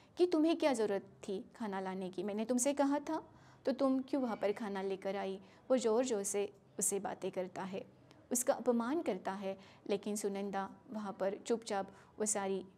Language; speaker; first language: Hindi; non-native, local second language; Marathi